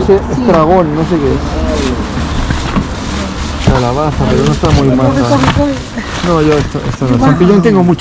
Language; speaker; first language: Spanish; non-native, fluent; Filipino